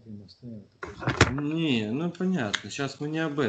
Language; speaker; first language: Russian; native; Russian